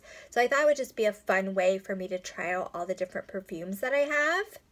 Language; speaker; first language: English; native; English